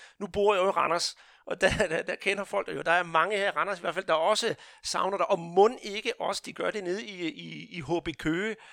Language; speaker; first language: Danish; non-native, fluent; Portuguese